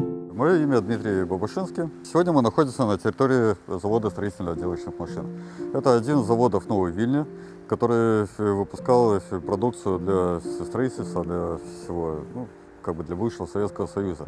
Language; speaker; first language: Russian; native; Russian